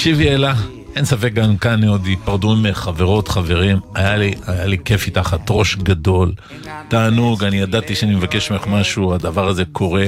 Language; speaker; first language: Hebrew; native; Hebrew